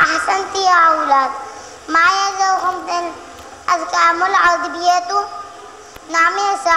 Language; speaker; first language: Arabic; non-native, learner; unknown